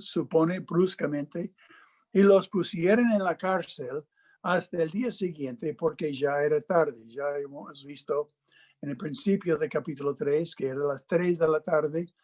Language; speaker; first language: Spanish; non-native, fluent; English